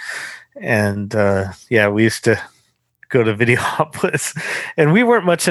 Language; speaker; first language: English; native; English